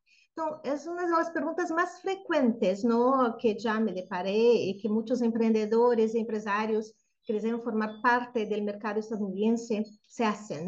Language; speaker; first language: Spanish; non-native, fluent; Portuguese